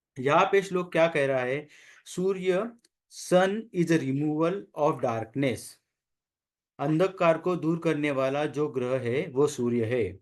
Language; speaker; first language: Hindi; non-native, local second language; Marathi